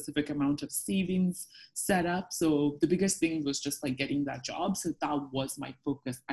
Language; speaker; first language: English; non-native, local second language; Yoruba